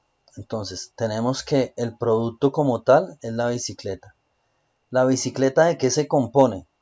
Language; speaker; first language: Spanish; native; Spanish